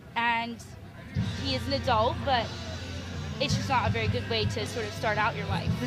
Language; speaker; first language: English; native; English